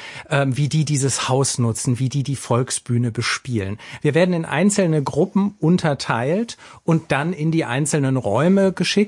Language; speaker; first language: German; native; German